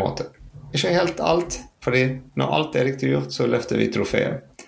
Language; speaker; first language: Norwegian; non-native, fluent; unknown